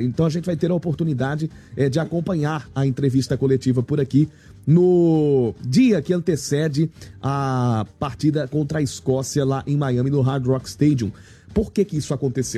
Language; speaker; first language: Portuguese; native; Portuguese